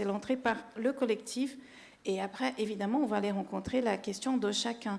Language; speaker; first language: French; native; French